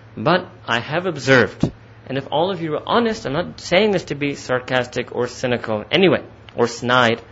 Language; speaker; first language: English; native; English